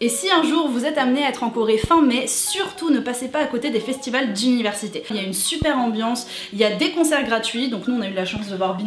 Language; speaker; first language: French; native; French